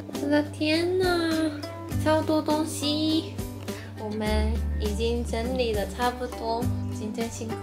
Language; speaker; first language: Chinese; non-native, fluent; Japanese